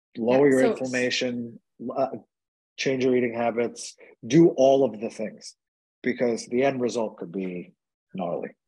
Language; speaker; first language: English; native; English